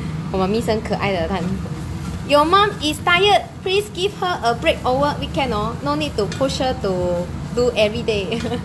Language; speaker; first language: English; non-native, local second language; Chinese